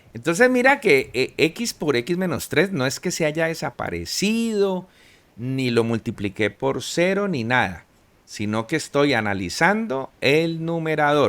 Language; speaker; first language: Spanish; native; Spanish